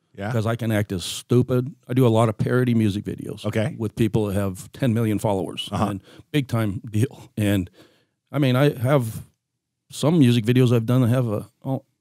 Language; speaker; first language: English; native; English